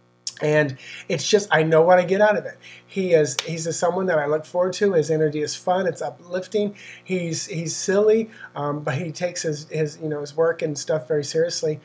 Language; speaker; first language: English; native; English